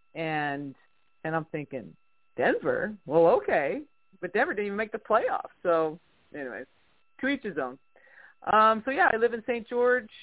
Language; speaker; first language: English; native; English